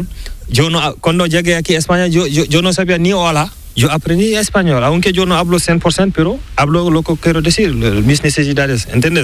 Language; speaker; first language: Spanish; non-native, learner; Fula